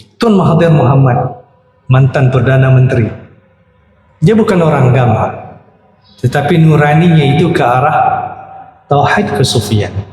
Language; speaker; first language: Malay; native; Malay